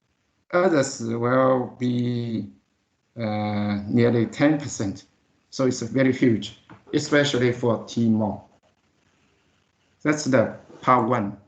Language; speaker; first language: English; non-native, learner; Chinese